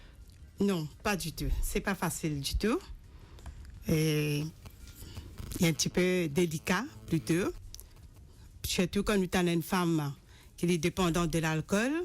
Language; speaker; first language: French; non-native, local second language; Morisyen